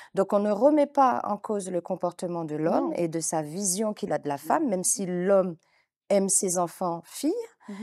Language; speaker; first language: French; native; French